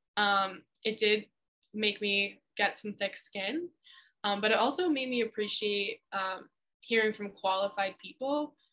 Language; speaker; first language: English; native; English